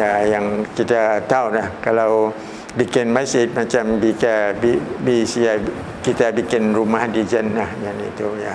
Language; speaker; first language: Indonesian; early bilingual, heritage; Thai